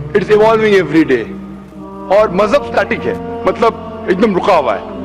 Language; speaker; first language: Hindi; non-native, local second language; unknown